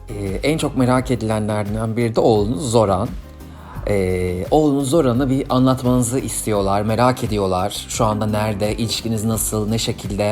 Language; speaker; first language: Turkish; native; Turkish